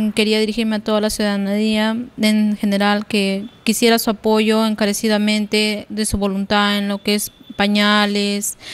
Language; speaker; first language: Spanish; native; Spanish